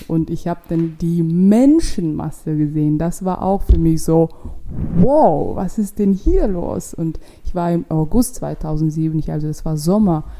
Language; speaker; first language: German; non-native, fluent; Russian